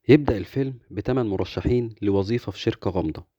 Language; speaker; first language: Arabic; native; Arabic